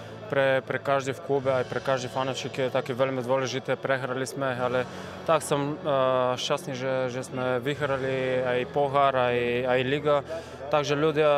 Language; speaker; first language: Slovak; non-native, learner; Bulgarian